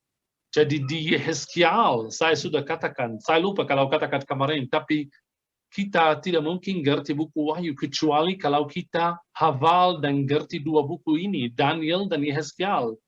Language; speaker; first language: Indonesian; non-native, fluent; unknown